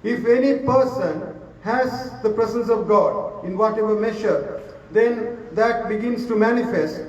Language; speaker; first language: English; non-native, local second language; Sinhala